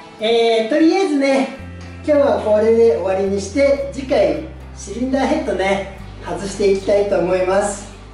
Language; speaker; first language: Japanese; native; Japanese